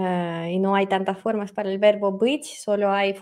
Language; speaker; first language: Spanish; non-native, fluent; Russian